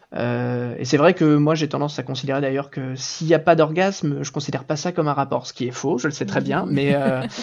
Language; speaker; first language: French; native; French